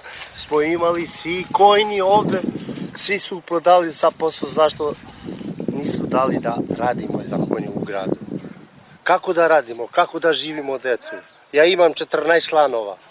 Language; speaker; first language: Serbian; non-native, local second language; Romany